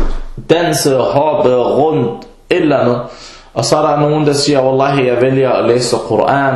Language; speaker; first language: Danish; early bilingual, other home language; Arabic